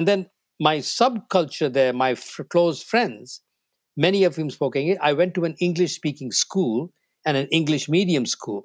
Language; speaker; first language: English; non-native, local second language; Tamil